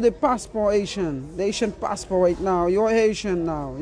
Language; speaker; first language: English; non-native, learner; Haitian Creole